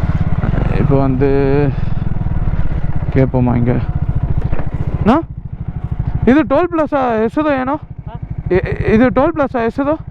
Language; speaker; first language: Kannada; non-native, learner; Tamil